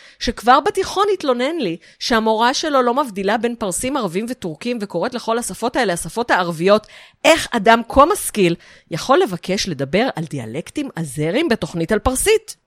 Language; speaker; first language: Hebrew; native; Hebrew